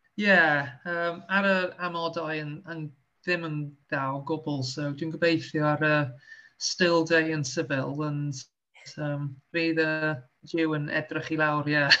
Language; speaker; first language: Welsh; non-native, local second language; English